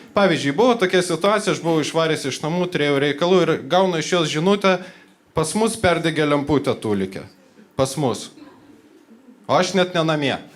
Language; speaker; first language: Lithuanian; non-native, local second language; Polish